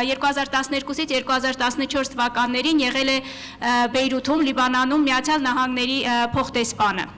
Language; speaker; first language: Armenian; native; Armenian